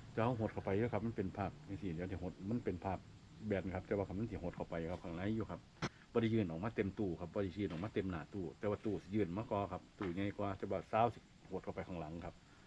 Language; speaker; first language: Thai; native; Thai